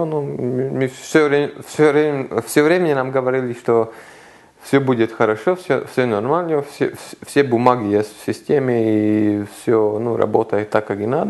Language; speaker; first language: Russian; non-native, local second language; Lithuanian